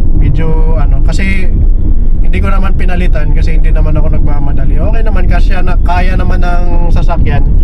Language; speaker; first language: Filipino; native; Filipino